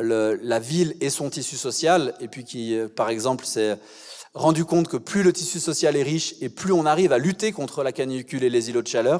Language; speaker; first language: French; native; French